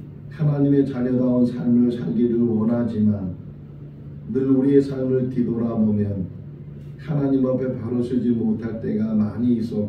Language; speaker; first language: Korean; native; Korean